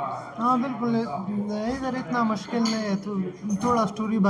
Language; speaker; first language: Hindi; non-native, learner; Pashto